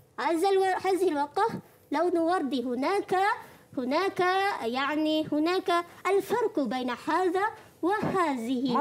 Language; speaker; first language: Arabic; non-native, fluent; Malay